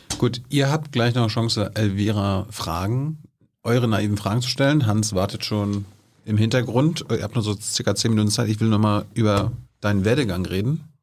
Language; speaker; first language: German; native; German